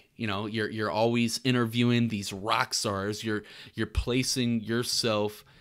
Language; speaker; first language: English; native; English